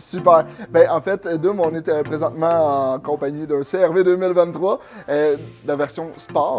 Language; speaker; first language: French; native; French